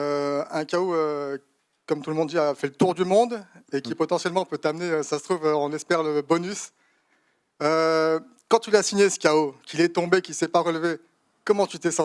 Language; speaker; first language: French; native; French